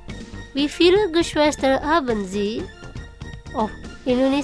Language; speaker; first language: German; non-native, fluent; Indonesian